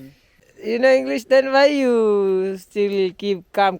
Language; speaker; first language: English; non-native, learner; Malayalam